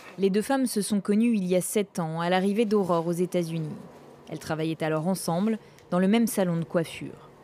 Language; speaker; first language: French; native; French